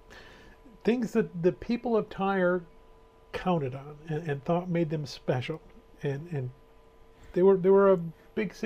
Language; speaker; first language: English; native; English